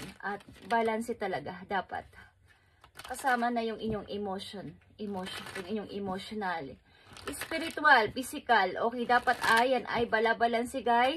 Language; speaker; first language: Filipino; native; Filipino